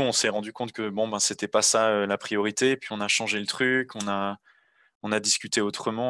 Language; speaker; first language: French; native; French